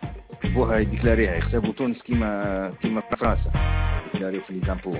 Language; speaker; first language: French; non-native, local second language; Arabic